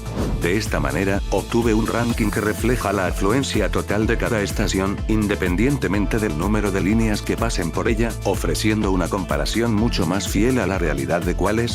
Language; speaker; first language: Spanish; native; Spanish